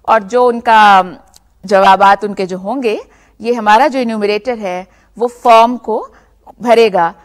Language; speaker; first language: English; non-native, local second language; Urdu